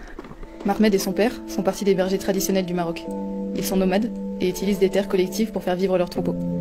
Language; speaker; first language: French; native; French